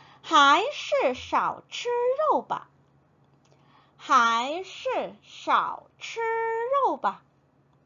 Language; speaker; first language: Chinese; non-native, fluent; Korean